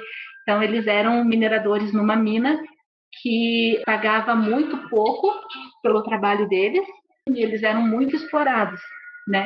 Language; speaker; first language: Portuguese; native; Portuguese